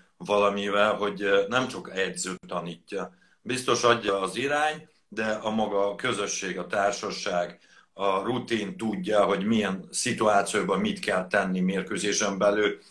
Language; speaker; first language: Hungarian; non-native, fluent; Russian